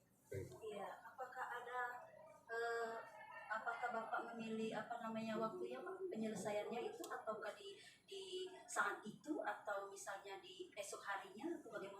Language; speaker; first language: Indonesian; native; Indonesian